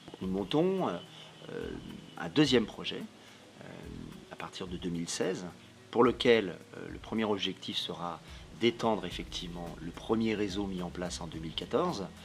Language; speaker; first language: French; native; French